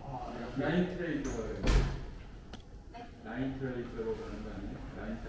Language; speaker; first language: Korean; native; Korean